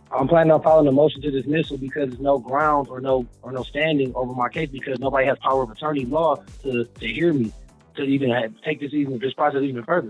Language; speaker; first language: English; native; English